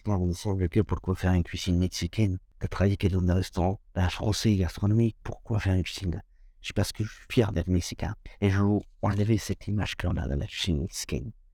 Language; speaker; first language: French; non-native, fluent; Spanish